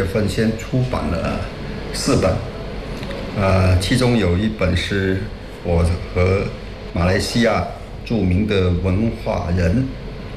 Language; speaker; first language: Chinese; non-native, local second language; Min Nan Chinese